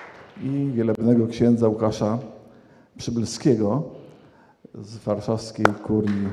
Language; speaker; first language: Polish; native; Polish